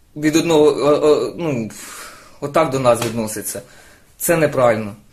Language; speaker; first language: Ukrainian; non-native, local second language; Russian